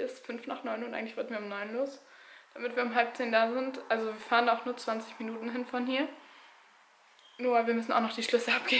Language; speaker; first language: German; native; German